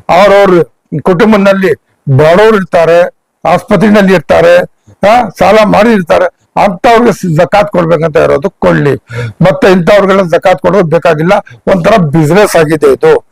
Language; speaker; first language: Kannada; non-native, local second language; Urdu